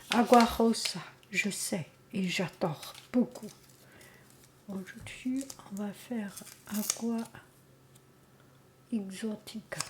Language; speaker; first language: French; non-native, learner; Chinese